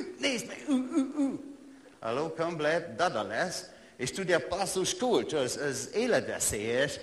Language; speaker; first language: Hungarian; non-native, learner; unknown